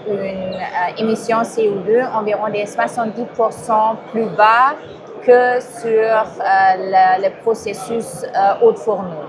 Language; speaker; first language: French; non-native, fluent; German